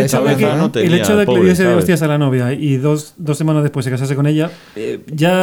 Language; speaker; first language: Spanish; native; Spanish